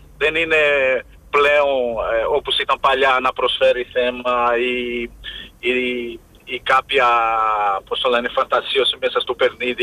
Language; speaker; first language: Greek; non-native, fluent; Portuguese